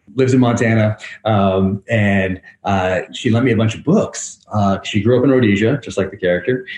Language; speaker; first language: English; native; English